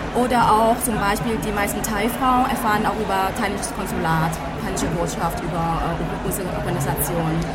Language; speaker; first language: German; non-native, fluent; Thai